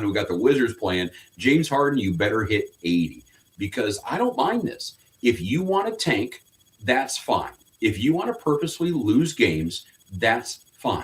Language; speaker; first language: English; native; English